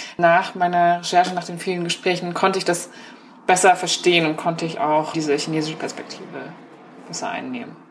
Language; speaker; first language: German; early bilingual, other home language; Chinese